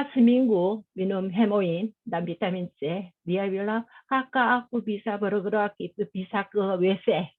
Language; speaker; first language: Indonesian; non-native, fluent; Korean